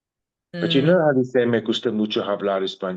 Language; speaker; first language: Spanish; non-native, learner; English